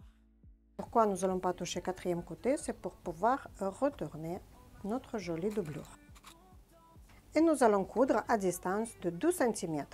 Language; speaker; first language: French; non-native, fluent; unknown